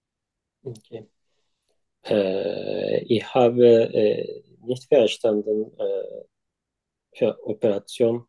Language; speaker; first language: German; non-native, learner; Turkish